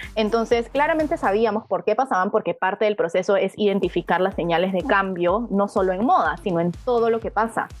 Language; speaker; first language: Spanish; native; Spanish